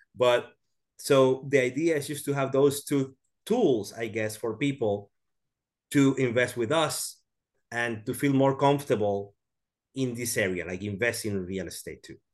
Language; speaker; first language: English; non-native, fluent; Spanish